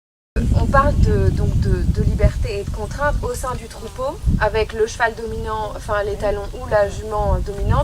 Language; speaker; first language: French; native; French